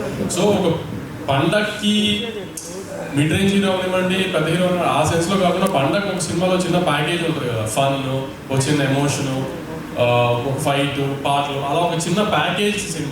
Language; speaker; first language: Telugu; native; Telugu